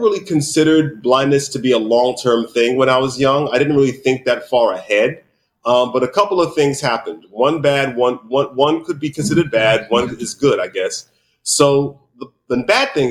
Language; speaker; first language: English; native; English